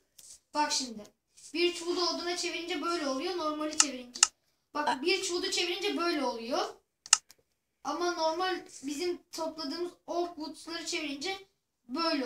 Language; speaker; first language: Turkish; native; Turkish